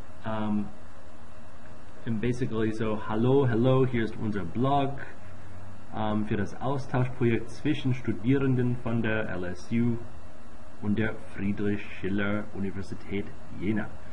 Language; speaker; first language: German; non-native, fluent; English